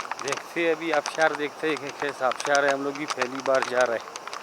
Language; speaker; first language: Hindi; non-native, local second language; Pashto